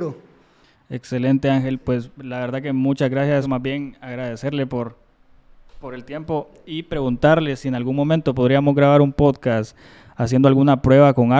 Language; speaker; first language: Spanish; native; Spanish